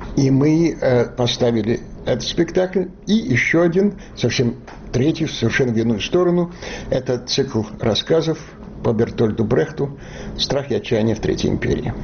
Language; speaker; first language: Russian; native; Russian